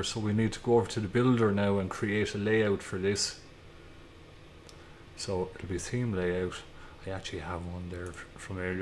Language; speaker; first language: English; native; English